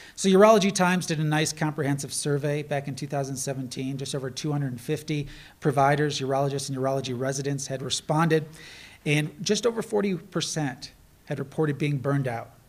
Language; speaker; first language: English; native; English